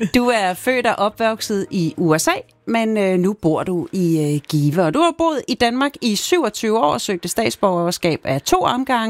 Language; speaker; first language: Danish; native; Danish